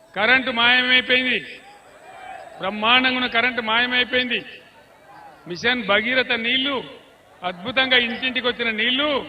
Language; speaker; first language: Telugu; native; Telugu